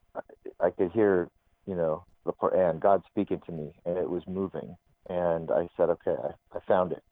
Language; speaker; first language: English; native; English